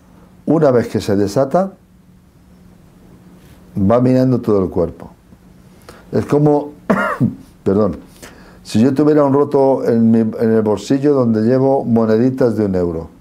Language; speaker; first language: Spanish; native; Spanish